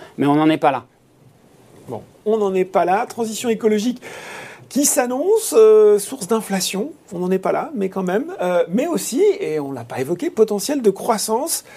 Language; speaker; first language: French; native; French